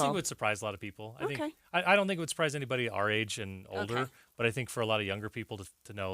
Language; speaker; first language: English; native; English